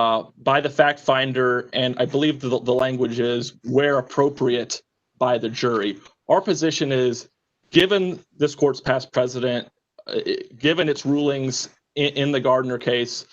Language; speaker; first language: English; native; English